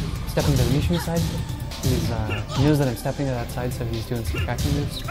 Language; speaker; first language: English; native; English